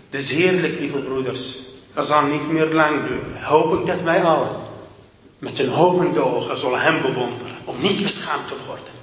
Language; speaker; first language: Dutch; non-native, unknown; Arabic